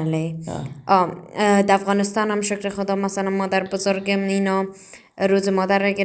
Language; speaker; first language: Persian; early bilingual, heritage; Persian